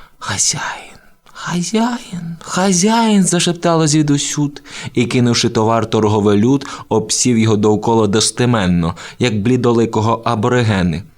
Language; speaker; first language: Ukrainian; native; Ukrainian